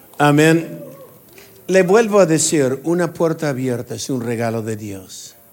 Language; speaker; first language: Spanish; non-native, fluent; English